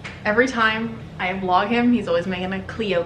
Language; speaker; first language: English; native; English